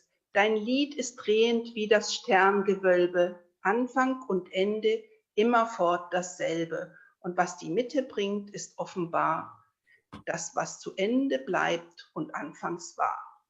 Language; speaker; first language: German; native; German